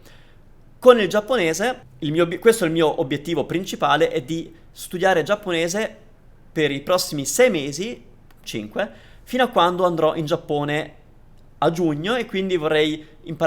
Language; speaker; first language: Italian; native; Italian